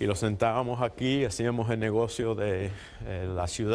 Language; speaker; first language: Spanish; early bilingual, heritage; Spanish